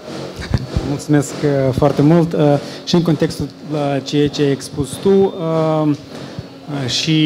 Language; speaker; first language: Romanian; native; Romanian